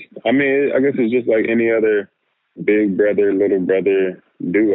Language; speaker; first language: English; native; English